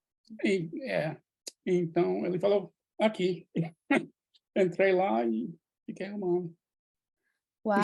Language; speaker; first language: Portuguese; non-native, fluent; English